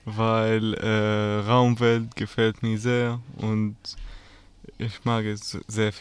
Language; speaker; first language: German; non-native, learner; Arabic